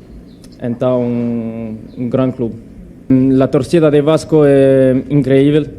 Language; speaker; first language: Portuguese; non-native, learner; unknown